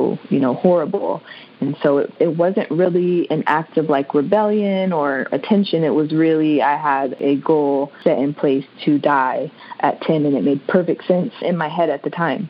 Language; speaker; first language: English; native; English